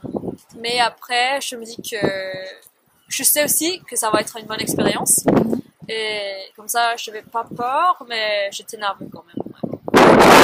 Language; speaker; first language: French; non-native, learner; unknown